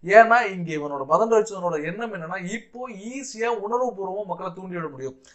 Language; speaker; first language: Tamil; native; Tamil